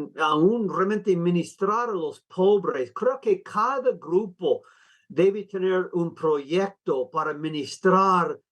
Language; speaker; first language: Spanish; non-native, fluent; English